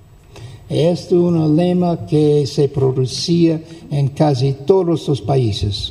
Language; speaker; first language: Spanish; non-native, fluent; English